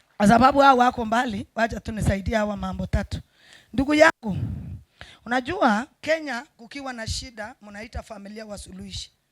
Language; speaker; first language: Swahili; non-native, local second language; Kalenjin